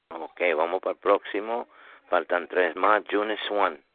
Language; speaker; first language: Spanish; early bilingual, heritage; Spanish